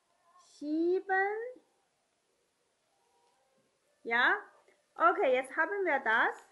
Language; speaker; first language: German; non-native, learner; Chinese